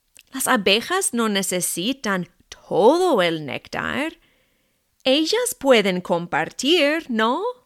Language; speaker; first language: Spanish; non-native, fluent; English